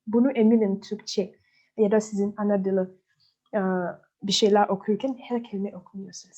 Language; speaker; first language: Turkish; non-native, learner; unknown